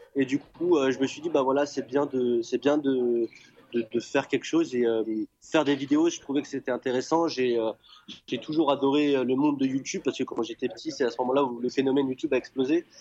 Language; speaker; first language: French; native; French